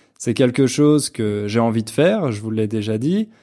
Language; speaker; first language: French; native; French